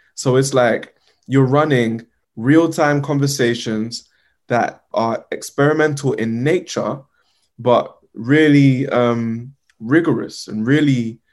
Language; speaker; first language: English; native; English